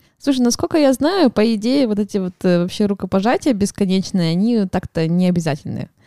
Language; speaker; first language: Russian; native; Russian